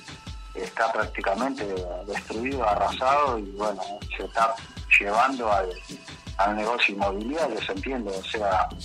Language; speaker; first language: Spanish; native; Spanish